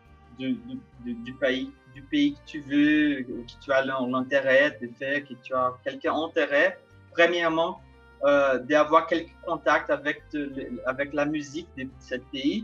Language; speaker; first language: French; non-native, fluent; Portuguese